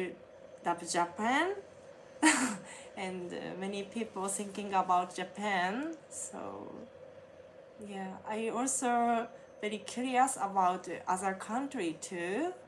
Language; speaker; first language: English; non-native, learner; Japanese